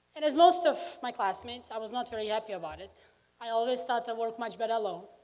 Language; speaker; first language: English; early bilingual, other home language; Bosnian